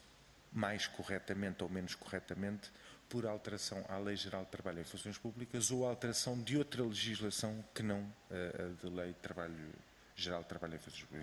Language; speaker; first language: Portuguese; native; Portuguese